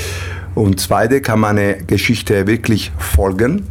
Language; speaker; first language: German; non-native, fluent; Italian